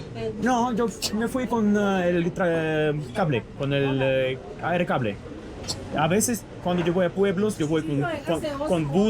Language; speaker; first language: Spanish; non-native, fluent; Russian